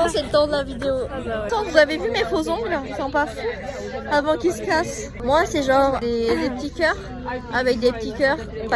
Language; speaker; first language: French; native; French